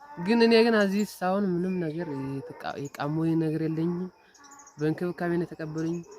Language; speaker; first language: Amharic; non-native, local second language; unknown